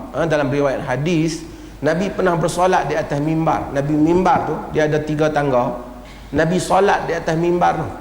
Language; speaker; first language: Malay; native; Malay